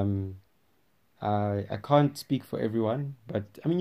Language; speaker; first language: English; non-native, local second language; Tswana